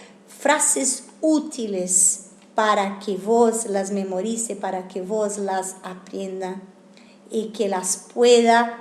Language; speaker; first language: Spanish; non-native, fluent; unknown